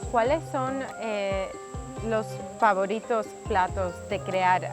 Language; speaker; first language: Spanish; non-native, learner; English